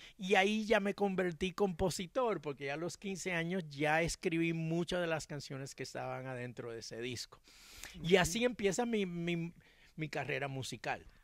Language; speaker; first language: Spanish; early bilingual, heritage; Spanish